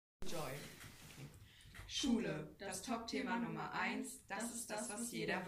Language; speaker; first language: German; native; German